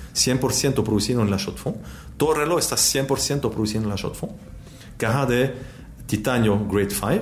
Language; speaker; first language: Spanish; non-native, fluent; French